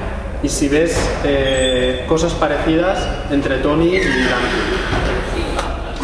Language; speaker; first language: Spanish; native; Spanish